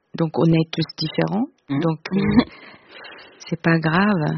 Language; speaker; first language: French; non-native, fluent; Korean